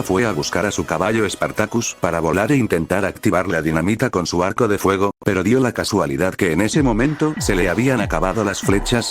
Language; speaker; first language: Spanish; native; Spanish